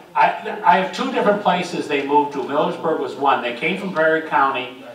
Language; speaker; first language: English; native; English